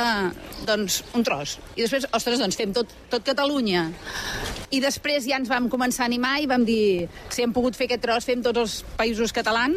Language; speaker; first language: Catalan; native; Catalan